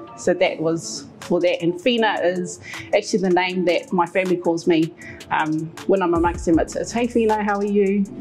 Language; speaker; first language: English; native; English